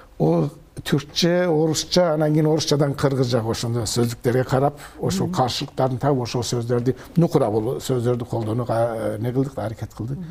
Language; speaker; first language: Kyrgyz; early bilingual, heritage; Kyrgyz